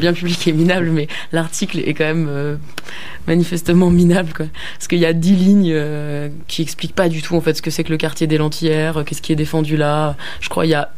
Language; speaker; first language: French; native; French